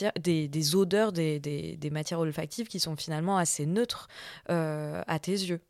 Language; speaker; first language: French; native; French